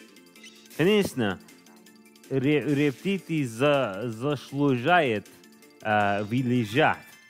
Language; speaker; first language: Russian; non-native, learner; English